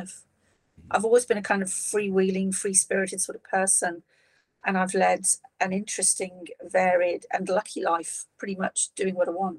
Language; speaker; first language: English; native; English